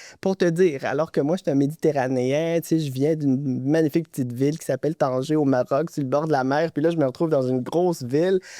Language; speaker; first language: French; non-native, local second language; Arabic